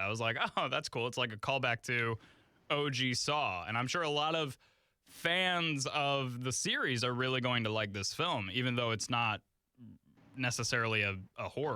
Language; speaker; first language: English; native; English